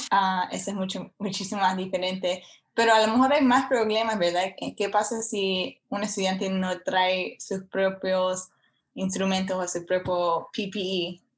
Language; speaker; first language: Spanish; early bilingual, heritage; Spanish